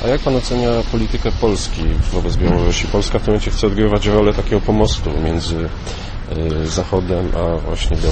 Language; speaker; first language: Polish; native; Polish